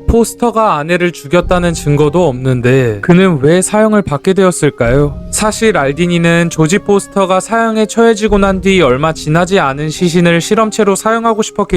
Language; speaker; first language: Korean; native; Korean